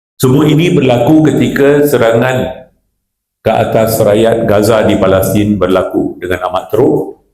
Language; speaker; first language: Malay; non-native, local second language; Tamil